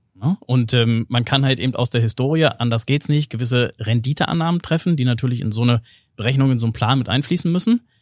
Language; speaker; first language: German; native; German